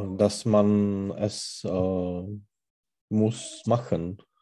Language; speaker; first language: German; non-native, learner; Czech